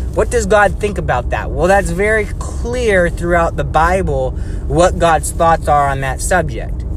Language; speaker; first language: English; native; English